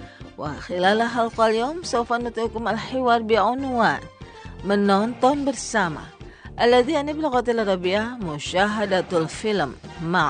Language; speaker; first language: Arabic; non-native, fluent; Indonesian